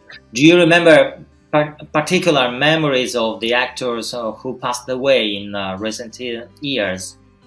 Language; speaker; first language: English; non-native, fluent; Italian